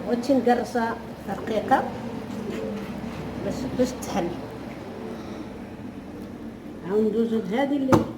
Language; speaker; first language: Arabic; native; Arabic